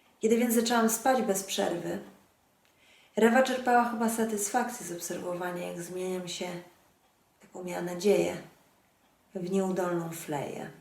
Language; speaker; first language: Polish; native; Polish